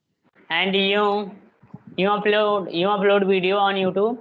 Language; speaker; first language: English; non-native, learner; Hindi